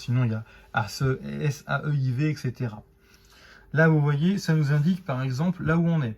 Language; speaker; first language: French; native; French